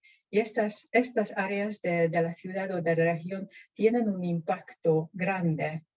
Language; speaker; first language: Spanish; non-native, fluent; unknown